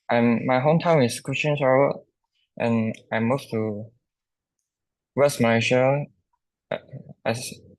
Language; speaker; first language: English; non-native, local second language; Chinese